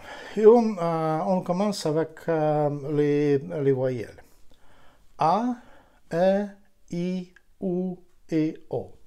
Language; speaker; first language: French; non-native, fluent; Ukrainian